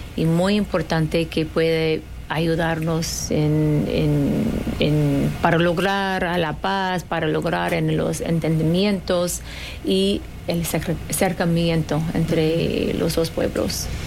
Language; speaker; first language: Spanish; non-native, fluent; Arabic